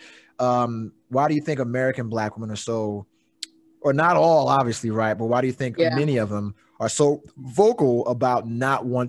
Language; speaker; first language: English; native; English